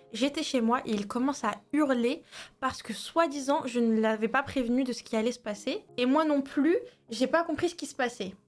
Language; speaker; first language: French; early bilingual, other home language; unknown